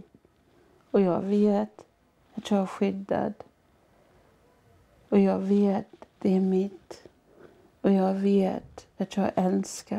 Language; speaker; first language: Swedish; non-native, fluent; Māori